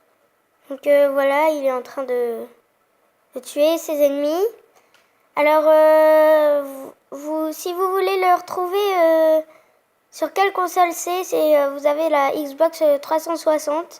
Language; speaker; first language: French; native; French